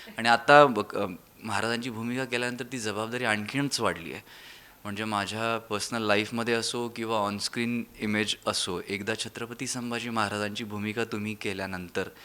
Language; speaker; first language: Marathi; native; Marathi